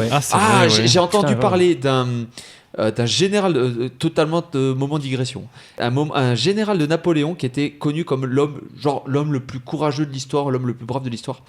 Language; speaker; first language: French; native; French